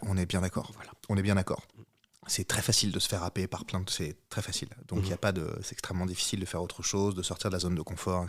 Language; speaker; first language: French; native; French